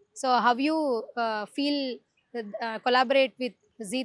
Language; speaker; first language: Telugu; native; Telugu